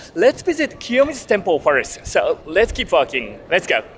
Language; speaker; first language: English; non-native, fluent; Japanese